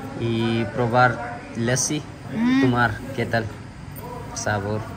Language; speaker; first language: Spanish; non-native, learner; Urdu